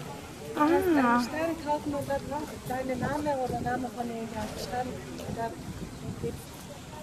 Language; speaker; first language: German; non-native, fluent; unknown